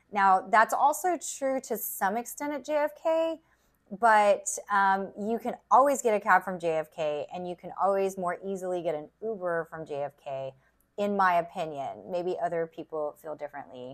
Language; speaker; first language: English; native; English